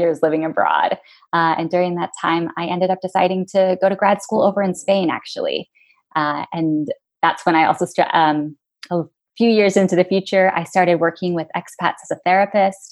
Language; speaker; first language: English; native; English